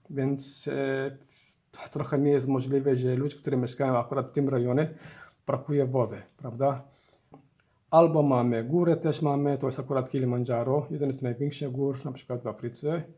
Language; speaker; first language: Polish; non-native, learner; Somali